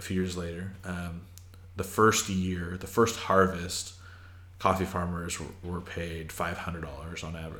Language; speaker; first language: English; native; English